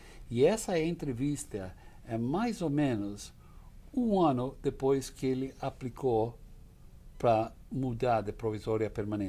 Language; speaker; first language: Portuguese; non-native, fluent; English